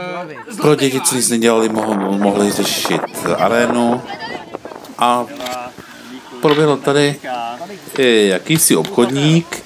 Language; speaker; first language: Czech; native; Czech